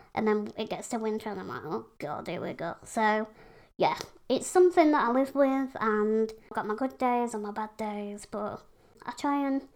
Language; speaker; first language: English; native; English